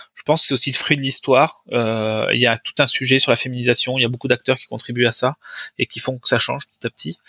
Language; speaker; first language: French; native; French